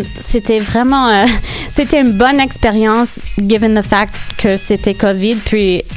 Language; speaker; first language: French; non-native, local second language; English